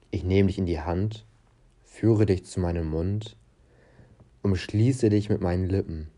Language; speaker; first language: German; non-native, fluent; Portuguese